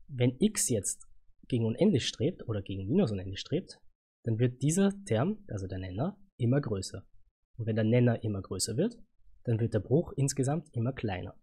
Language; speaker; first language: German; native; German